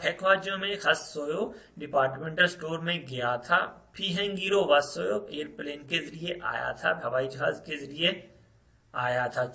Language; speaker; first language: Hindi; non-native, local second language; Punjabi